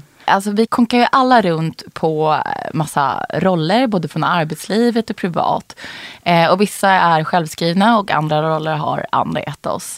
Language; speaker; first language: Swedish; native; Swedish